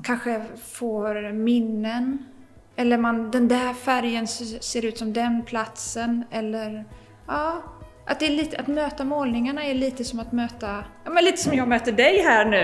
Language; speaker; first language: Swedish; native; Swedish